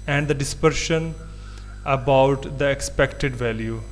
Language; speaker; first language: English; non-native, local second language; Urdu